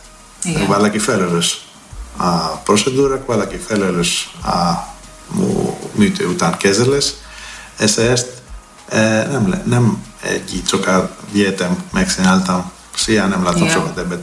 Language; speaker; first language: Hungarian; non-native, learner; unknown